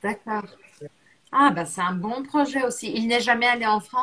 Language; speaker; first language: French; non-native, fluent; Portuguese